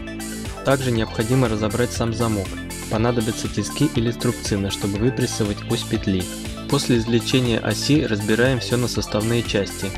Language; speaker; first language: Russian; native; Russian